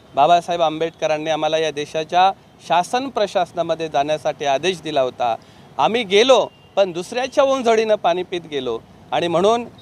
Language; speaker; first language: Marathi; native; Marathi